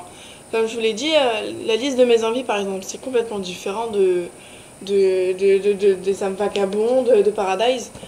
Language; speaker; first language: French; native; French